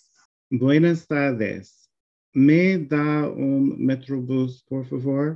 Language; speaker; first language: Spanish; non-native, learner; English